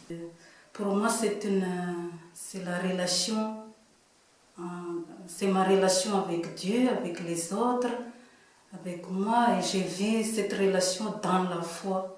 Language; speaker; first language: French; non-native, local second language; Malagasy